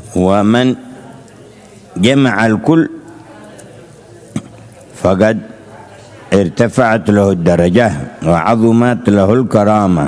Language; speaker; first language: Arabic; native; Arabic